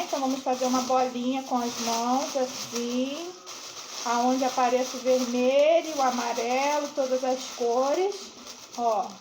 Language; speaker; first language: Portuguese; native; Portuguese